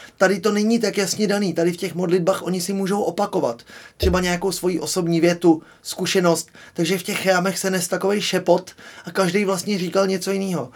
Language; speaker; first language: Czech; native; Czech